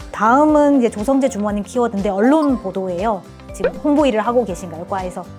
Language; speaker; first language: Korean; early bilingual, heritage; Korean